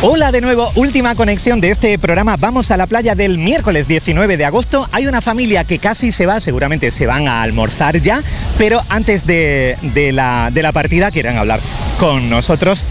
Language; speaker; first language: Spanish; native; Spanish